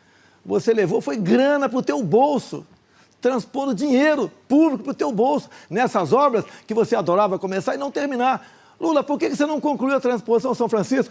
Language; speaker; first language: Portuguese; native; Portuguese